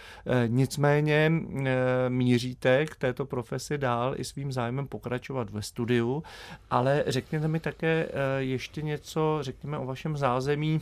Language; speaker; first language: Czech; native; Czech